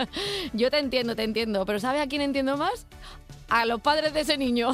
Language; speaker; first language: Spanish; native; Spanish